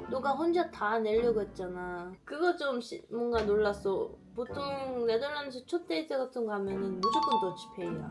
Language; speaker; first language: Korean; non-native, fluent; Dutch